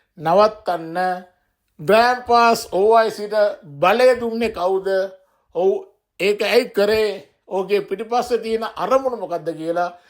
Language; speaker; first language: Sinhala; non-native, local second language; Tamil